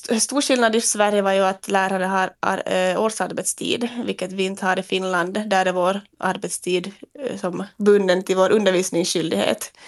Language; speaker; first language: Swedish; native; Swedish